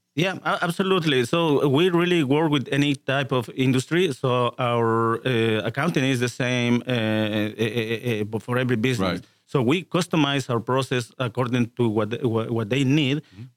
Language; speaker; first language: English; non-native, fluent; Spanish